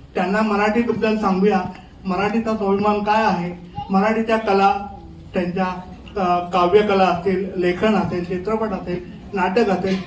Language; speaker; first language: Marathi; native; Marathi